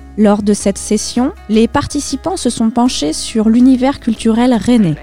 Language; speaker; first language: French; native; French